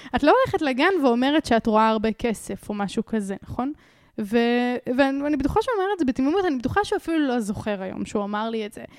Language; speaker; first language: Hebrew; native; Hebrew